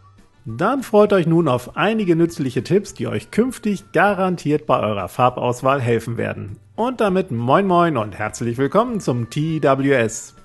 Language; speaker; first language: German; native; German